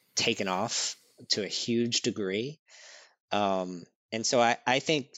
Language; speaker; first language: English; native; English